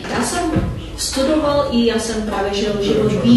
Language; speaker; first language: Czech; non-native, fluent; Korean